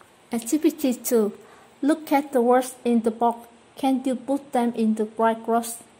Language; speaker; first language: English; non-native, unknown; Vietnamese